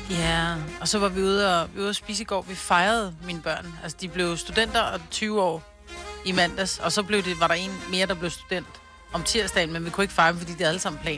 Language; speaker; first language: Danish; native; Danish